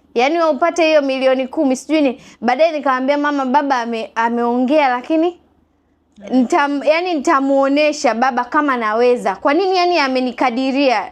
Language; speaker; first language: Swahili; native; Swahili